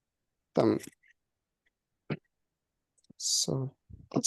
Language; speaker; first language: English; non-native, learner; Kazakh